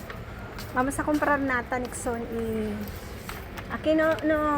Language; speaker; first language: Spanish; non-native, learner; Filipino